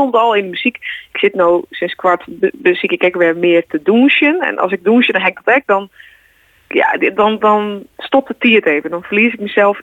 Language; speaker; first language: Dutch; non-native, local second language; Western Frisian